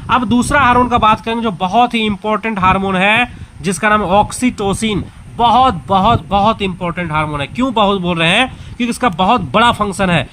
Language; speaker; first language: Hindi; native; Hindi